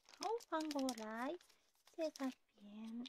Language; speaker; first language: Chinese; non-native, learner; Japanese